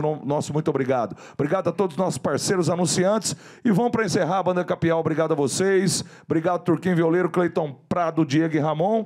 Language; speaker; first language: Portuguese; native; Portuguese